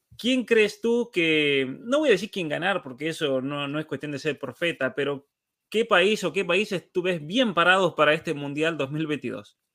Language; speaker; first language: Spanish; native; Spanish